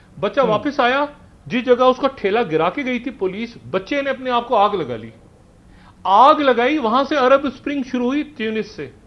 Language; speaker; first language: Urdu; native; Urdu